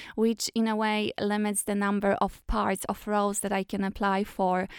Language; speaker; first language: English; non-native, fluent; Polish